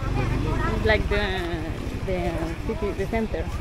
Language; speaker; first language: English; non-native, learner; Spanish